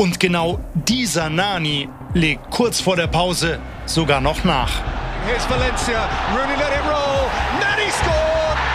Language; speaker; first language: German; native; German